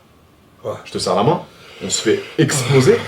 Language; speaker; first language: French; native; French